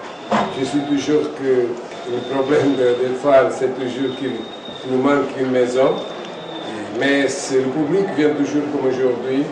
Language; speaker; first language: French; non-native, fluent; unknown